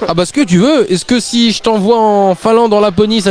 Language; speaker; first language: French; native; French